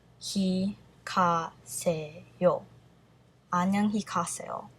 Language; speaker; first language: Korean; early bilingual, heritage; Korean